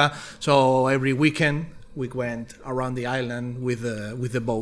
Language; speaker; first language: English; non-native, fluent; Spanish